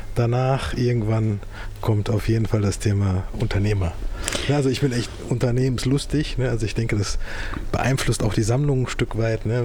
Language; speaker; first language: German; early bilingual, other home language; Turkish